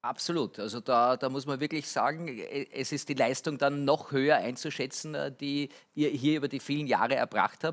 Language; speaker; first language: German; native; German